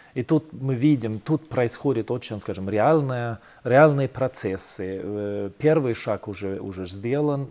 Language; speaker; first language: Russian; non-native, fluent; Swedish